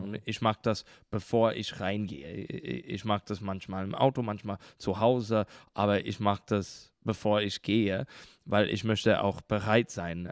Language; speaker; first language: German; non-native, learner; English